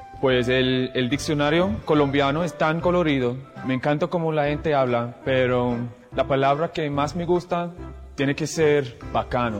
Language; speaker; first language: Spanish; non-native, fluent; English